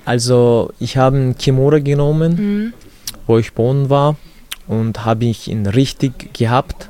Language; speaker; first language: German; early bilingual, other home language; Chechen